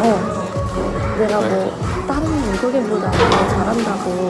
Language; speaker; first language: Korean; non-native, learner; Chinese